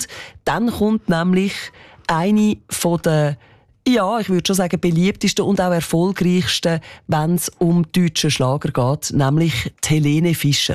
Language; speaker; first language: German; native; German